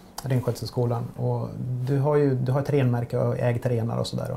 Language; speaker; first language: Swedish; native; Swedish